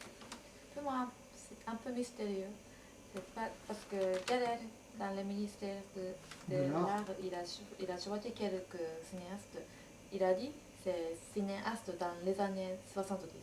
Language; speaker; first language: French; non-native, fluent; Japanese